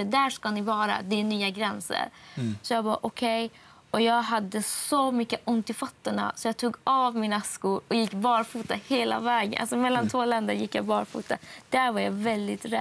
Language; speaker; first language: Swedish; non-native, fluent; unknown